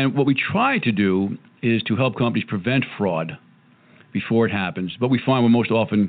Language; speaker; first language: English; native; English